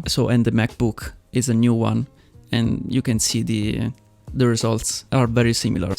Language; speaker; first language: English; non-native, fluent; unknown